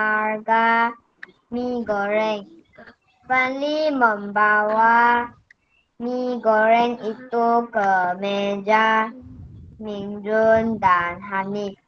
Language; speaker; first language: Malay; non-native, learner; Chinese